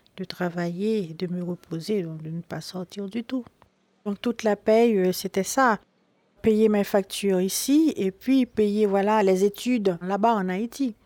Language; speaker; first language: French; non-native, local second language; Haitian Creole